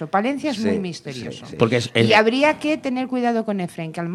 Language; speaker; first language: Spanish; native; Spanish